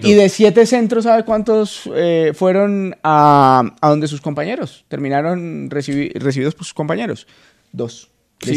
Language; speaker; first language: Spanish; native; Spanish